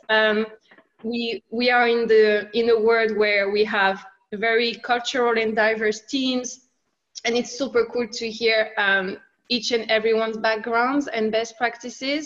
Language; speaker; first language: English; non-native, fluent; French